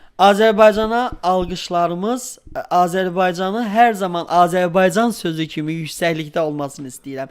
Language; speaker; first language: Azerbaijani; native; Azerbaijani